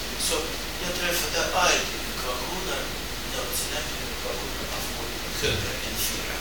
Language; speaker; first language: Swedish; non-native, fluent; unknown